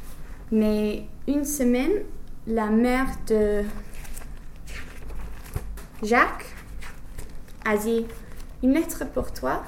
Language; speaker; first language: French; non-native, learner; English